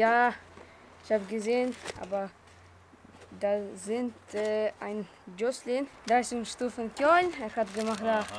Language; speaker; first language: German; non-native, learner; Russian